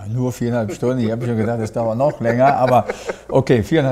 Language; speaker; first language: German; native; German